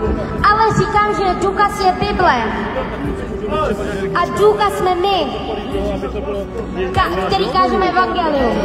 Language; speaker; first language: Czech; non-native, fluent; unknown